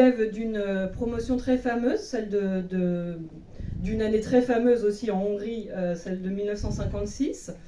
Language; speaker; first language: French; native; French